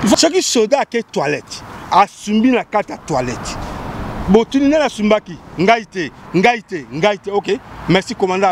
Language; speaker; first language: Lingala; non-native, local second language; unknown